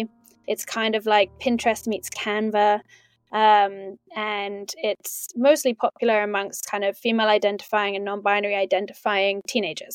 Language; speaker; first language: English; native; English